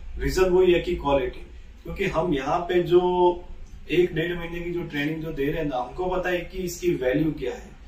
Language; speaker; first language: Hindi; native; Hindi